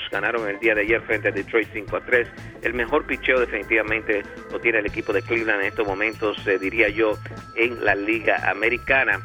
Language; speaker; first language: Spanish; native; Spanish